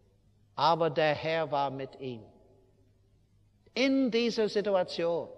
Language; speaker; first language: German; non-native, fluent; English